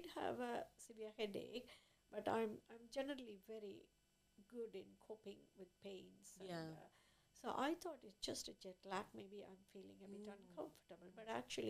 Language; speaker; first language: English; non-native, local second language; Tamil